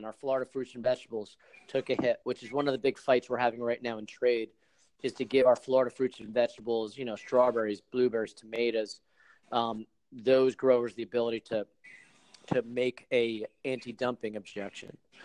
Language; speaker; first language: English; native; English